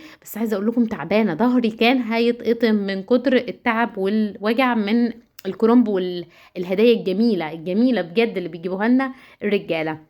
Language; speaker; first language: Arabic; native; Arabic